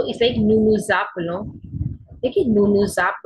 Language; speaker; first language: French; non-native, learner; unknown